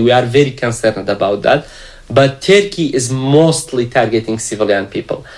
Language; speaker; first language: English; non-native, fluent; Kurdish